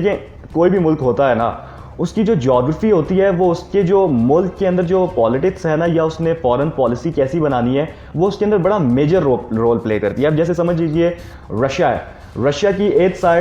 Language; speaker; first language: Urdu; non-native, local second language; Punjabi